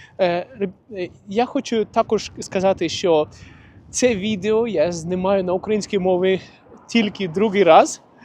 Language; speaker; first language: Ukrainian; non-native, local second language; Russian